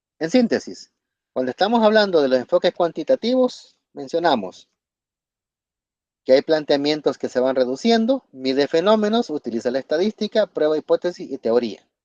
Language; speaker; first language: Spanish; native; Spanish